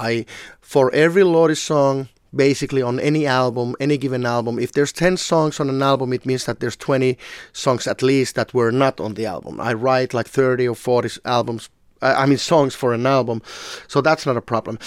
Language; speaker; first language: English; non-native, fluent; Finnish